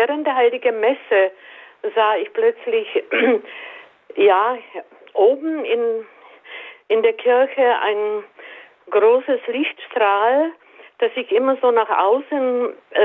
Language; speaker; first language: German; native; German